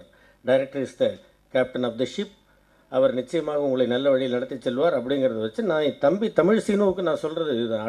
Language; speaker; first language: Tamil; native; Tamil